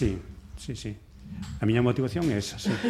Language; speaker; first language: Galician; non-native, local second language; Spanish